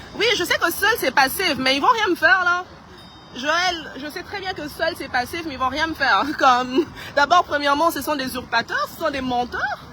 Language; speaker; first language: French; non-native, local second language; Lingala